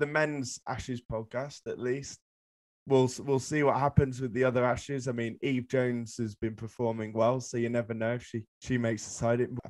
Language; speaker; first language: English; native; English